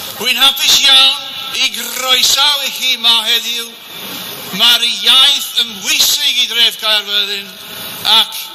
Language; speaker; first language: Welsh; non-native, learner; English